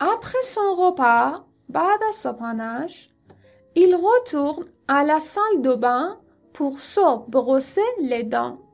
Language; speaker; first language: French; non-native, fluent; Persian